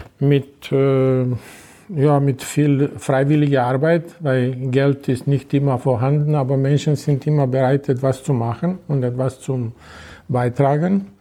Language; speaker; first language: German; non-native, fluent; Romanian